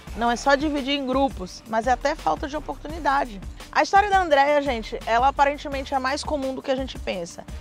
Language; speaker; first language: Portuguese; native; Portuguese